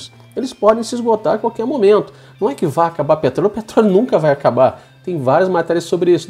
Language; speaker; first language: Portuguese; native; Portuguese